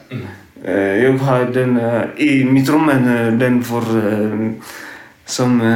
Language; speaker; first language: Swedish; non-native, learner; Tigrinya